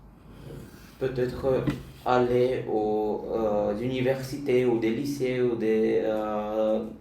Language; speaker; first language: French; non-native, learner; Bulgarian